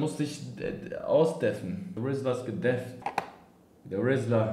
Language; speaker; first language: German; native; German